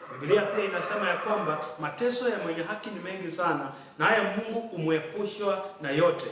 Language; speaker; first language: Swahili; native; Swahili